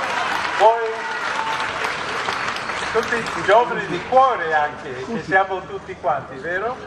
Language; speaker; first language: Italian; non-native, fluent; English